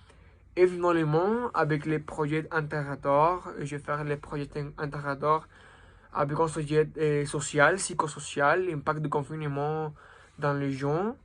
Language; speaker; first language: French; non-native, learner; Spanish